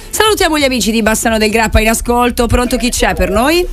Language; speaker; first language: Italian; native; Italian